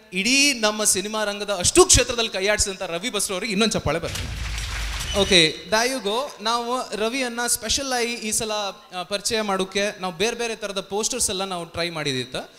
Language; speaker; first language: Kannada; native; Kannada